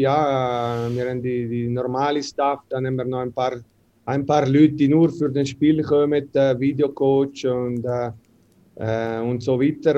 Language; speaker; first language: German; non-native, local second language; Italian